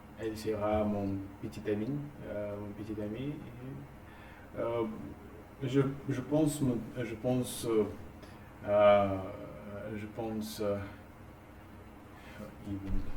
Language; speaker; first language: French; non-native, learner; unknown